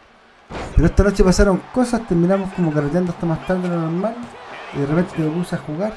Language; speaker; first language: Spanish; native; Spanish